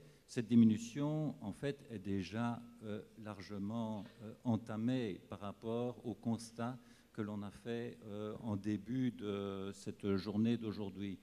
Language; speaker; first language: French; native; French